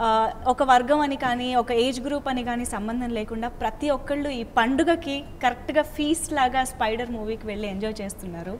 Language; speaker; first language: Telugu; native; Telugu